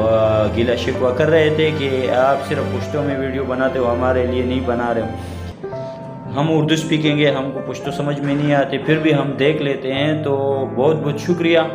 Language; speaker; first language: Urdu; non-native, local second language; Pashto